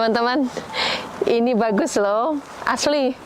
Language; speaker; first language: Indonesian; native; Indonesian